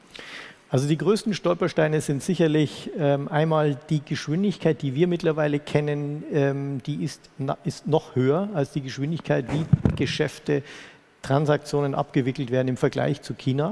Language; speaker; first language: German; native; German